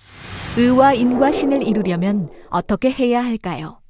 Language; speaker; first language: Korean; native; Korean